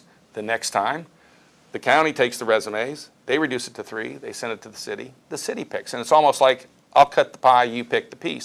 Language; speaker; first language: English; native; English